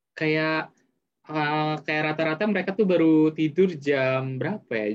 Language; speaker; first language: Indonesian; native; Indonesian